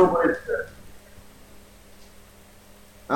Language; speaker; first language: Ukrainian; non-native, local second language; Russian